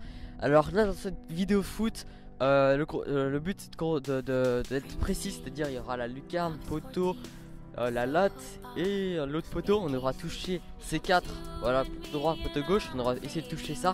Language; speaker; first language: French; native; French